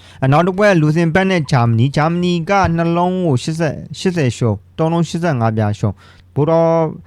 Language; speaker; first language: Burmese; native; Burmese